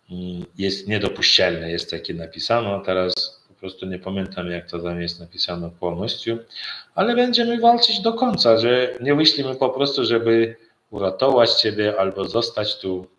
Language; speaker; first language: Polish; non-native, learner; Turkmen